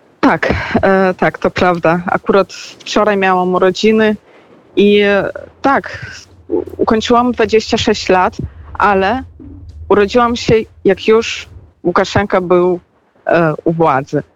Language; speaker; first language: Polish; non-native, fluent; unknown